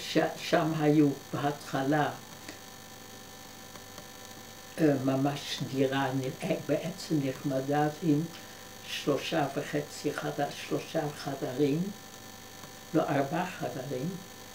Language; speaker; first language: Hebrew; non-native, fluent; Dutch